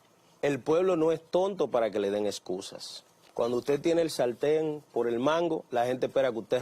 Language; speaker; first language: Spanish; native; Spanish